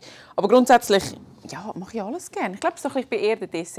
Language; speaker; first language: German; native; German